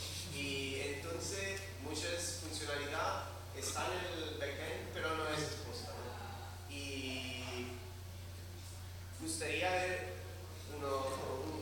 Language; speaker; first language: Spanish; non-native, learner; Italian